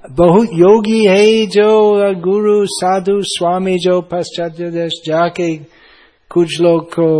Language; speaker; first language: Hindi; non-native, fluent; English